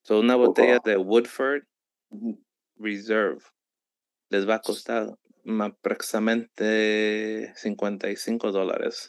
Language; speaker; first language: Spanish; early bilingual, heritage; Spanish